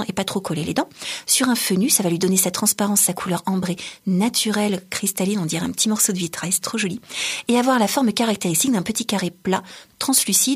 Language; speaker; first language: French; native; French